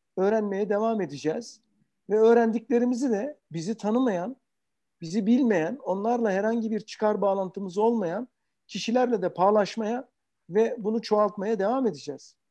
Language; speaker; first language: Turkish; native; Turkish